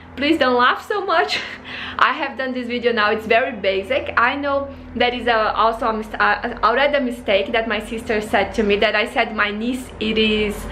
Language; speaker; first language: English; non-native, fluent; Portuguese